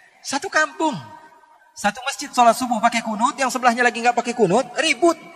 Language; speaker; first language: Indonesian; native; Indonesian